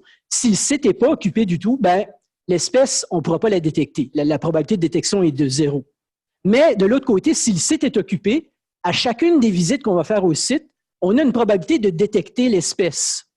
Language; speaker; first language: French; native; French